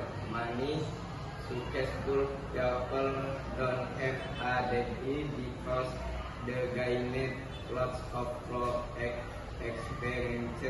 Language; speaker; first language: English; non-native, learner; Indonesian